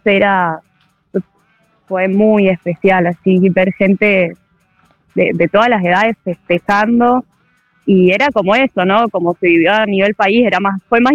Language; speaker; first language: Spanish; native; Spanish